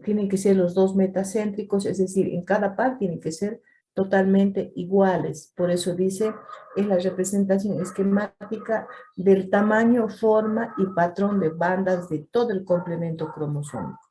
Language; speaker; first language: Spanish; native; Spanish